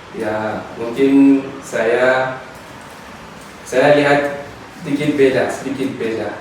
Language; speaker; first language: Indonesian; non-native, learner; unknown